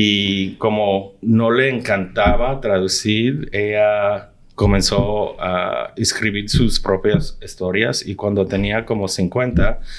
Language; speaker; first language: Spanish; early bilingual, heritage; English